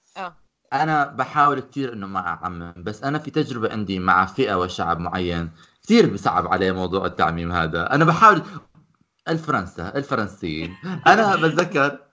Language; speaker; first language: Arabic; native; Arabic